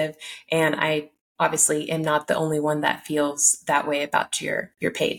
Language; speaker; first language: English; early bilingual, other home language; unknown